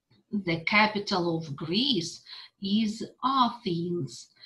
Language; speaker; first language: English; non-native, fluent; Russian